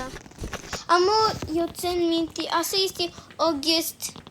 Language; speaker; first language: Romanian; early bilingual, heritage; Romanian